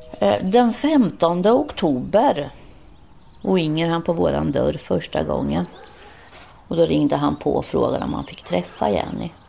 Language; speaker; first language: Swedish; native; Swedish